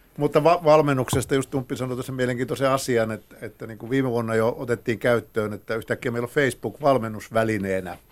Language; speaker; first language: Finnish; native; Finnish